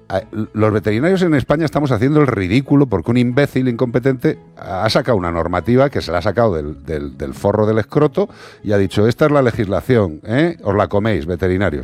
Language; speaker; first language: Spanish; native; Spanish